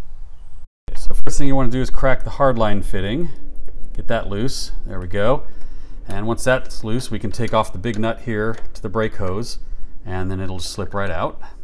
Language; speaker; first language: English; native; English